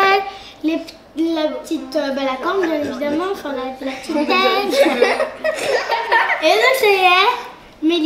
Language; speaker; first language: French; native; French